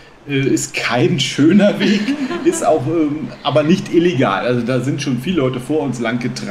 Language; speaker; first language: German; native; German